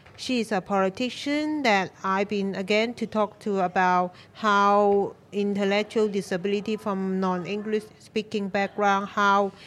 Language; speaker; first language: English; non-native, local second language; Cantonese